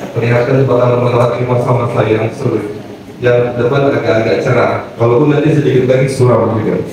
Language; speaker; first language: Indonesian; native; Indonesian